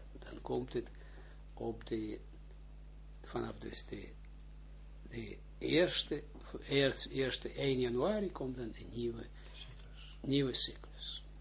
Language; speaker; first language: Dutch; non-native, fluent; Hebrew